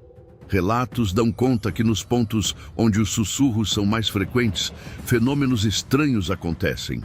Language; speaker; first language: Portuguese; native; Portuguese